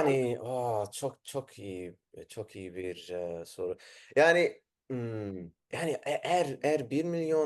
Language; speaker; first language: Turkish; non-native, learner; Arabic